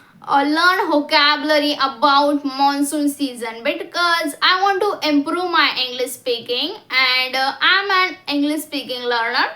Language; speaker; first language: English; non-native, learner; Hindi